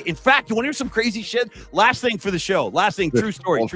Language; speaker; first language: English; native; English